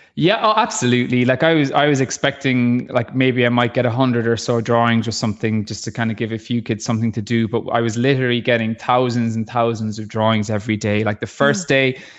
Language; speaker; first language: English; native; English